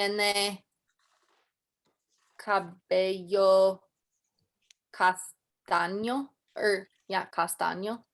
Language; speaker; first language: Spanish; non-native, learner; English